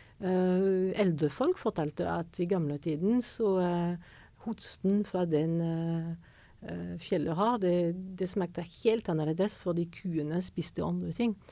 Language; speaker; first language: Norwegian; non-native, fluent; French